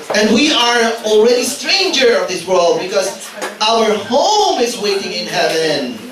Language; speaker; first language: English; non-native, local second language; Filipino